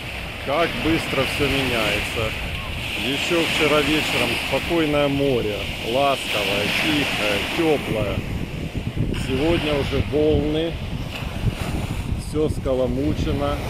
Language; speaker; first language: Russian; native; Russian